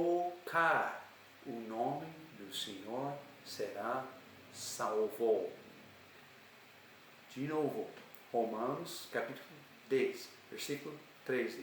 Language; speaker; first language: Portuguese; non-native, learner; English